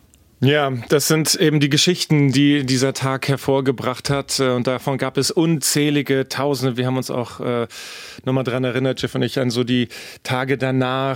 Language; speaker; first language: German; native; German